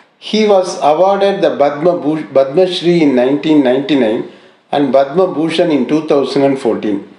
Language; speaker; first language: English; non-native, local second language; Tamil